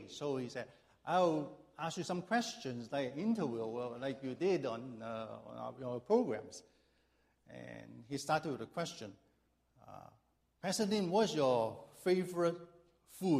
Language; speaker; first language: English; non-native, local second language; Cantonese